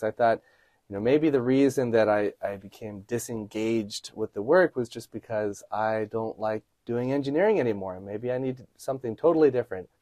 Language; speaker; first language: English; native; English